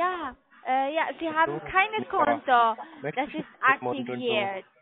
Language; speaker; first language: German; non-native, learner; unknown